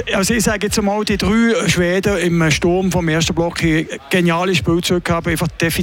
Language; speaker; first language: German; native; German